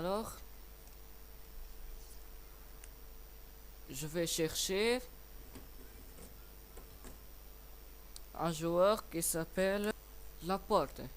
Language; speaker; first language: French; non-native, learner; English